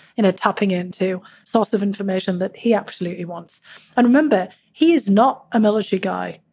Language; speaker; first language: English; native; English